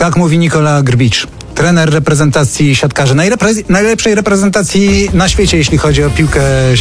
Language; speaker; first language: Polish; native; Polish